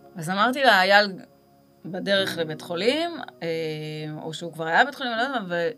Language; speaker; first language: Hebrew; native; Hebrew